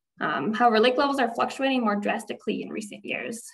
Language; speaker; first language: English; native; English